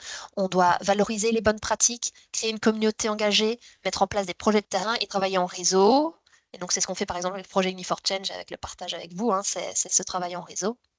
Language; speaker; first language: French; native; French